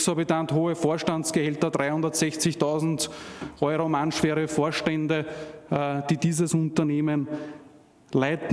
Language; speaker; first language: German; native; German